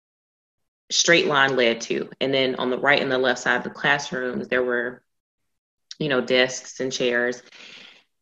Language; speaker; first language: English; native; English